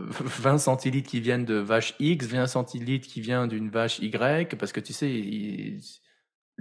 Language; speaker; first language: French; native; French